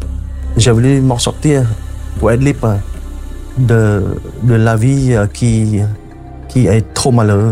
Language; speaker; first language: French; non-native, fluent; Khmer